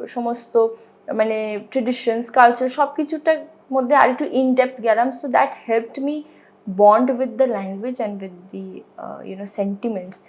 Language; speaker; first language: Bangla; non-native, local second language; Hindi